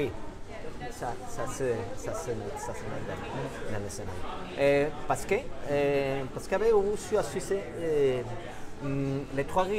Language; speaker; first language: French; non-native, fluent; Spanish